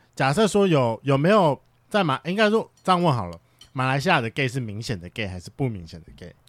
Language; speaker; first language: Chinese; native; Chinese